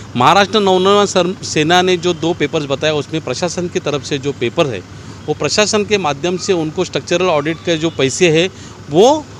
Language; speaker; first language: Hindi; non-native, local second language; Marathi